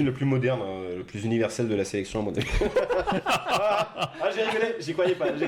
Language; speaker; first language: French; native; French